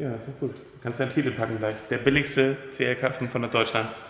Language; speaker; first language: German; native; German